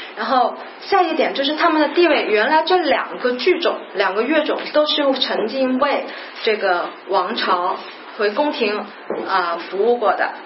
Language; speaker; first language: Chinese; non-native, local second language; Cantonese